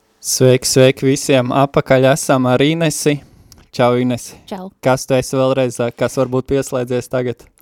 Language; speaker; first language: Latvian; native; Latvian